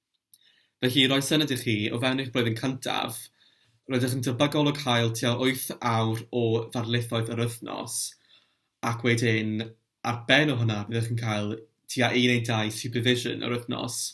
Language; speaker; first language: Welsh; non-native, local second language; English